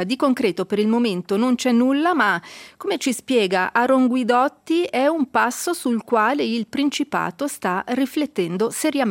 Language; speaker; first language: Italian; native; Italian